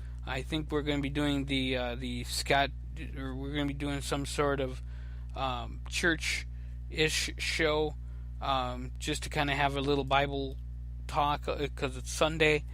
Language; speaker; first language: English; native; English